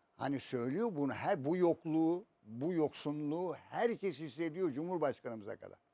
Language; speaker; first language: Turkish; native; Turkish